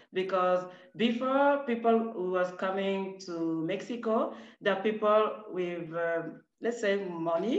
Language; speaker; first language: English; non-native, fluent; French